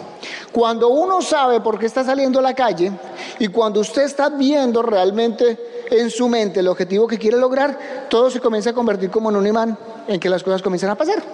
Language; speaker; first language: Spanish; native; Spanish